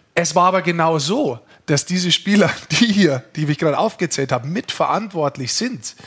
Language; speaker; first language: German; native; German